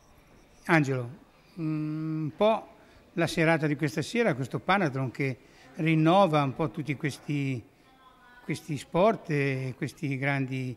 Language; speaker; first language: Italian; native; Italian